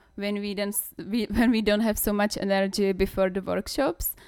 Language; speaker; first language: English; non-native, fluent; Czech